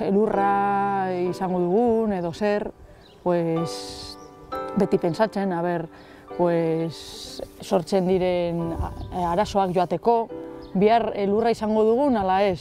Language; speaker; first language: Basque; non-native, local second language; Spanish